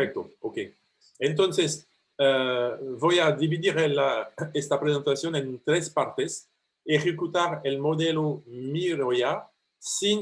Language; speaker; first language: Spanish; non-native, fluent; French